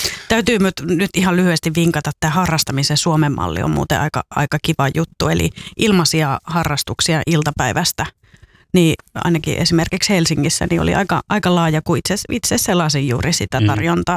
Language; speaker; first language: Finnish; native; Finnish